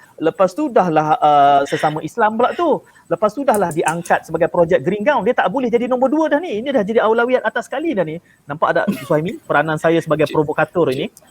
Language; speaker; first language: Malay; native; Malay